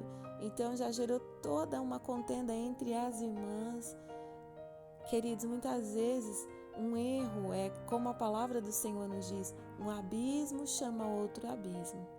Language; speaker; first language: Portuguese; native; Portuguese